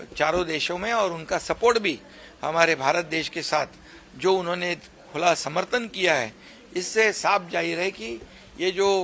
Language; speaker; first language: Hindi; non-native, local second language; Marathi